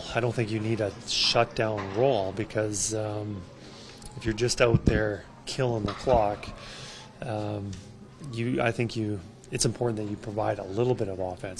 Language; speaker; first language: English; native; English